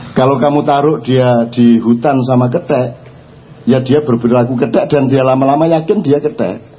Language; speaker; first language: Indonesian; non-native, local second language; Javanese